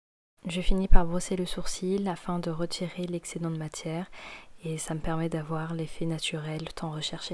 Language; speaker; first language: French; native; French